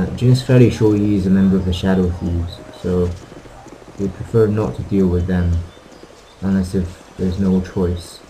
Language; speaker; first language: English; native; English